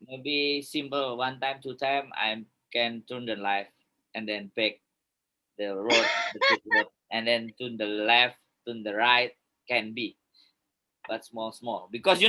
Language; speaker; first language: English; non-native, learner; Indonesian